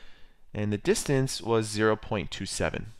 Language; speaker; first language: English; native; English